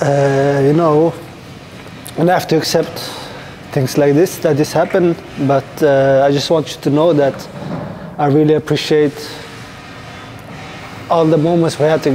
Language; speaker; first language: English; non-native, fluent; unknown